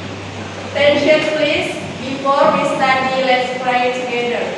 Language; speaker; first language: English; non-native, learner; Indonesian